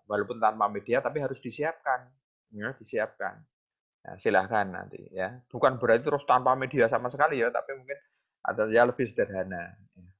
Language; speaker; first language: Indonesian; non-native, local second language; Javanese